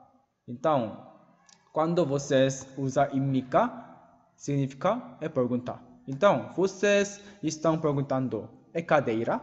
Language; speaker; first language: Portuguese; non-native, learner; Korean